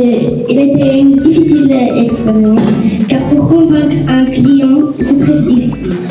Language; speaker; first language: French; non-native, learner; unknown